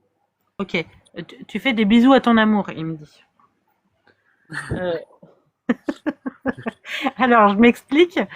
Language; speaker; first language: French; native; French